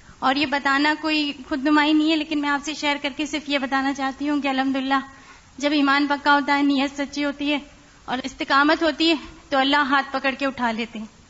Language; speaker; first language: Urdu; non-native, fluent; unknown